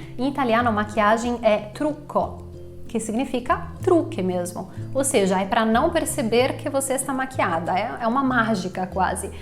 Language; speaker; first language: Portuguese; non-native, fluent; Italian